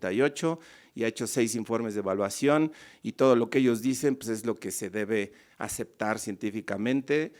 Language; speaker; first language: Spanish; native; Spanish